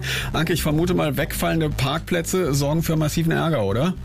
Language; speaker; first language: German; native; German